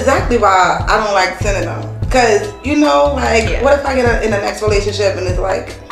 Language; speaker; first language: English; native; English